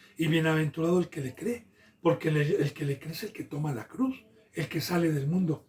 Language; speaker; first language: Spanish; native; Spanish